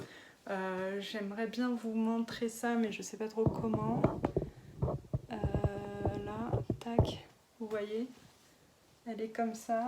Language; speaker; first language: French; native; French